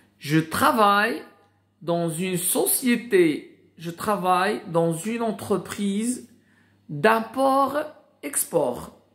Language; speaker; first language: French; non-native, local second language; Arabic